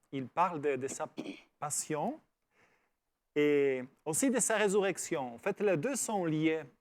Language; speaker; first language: French; non-native, fluent; Polish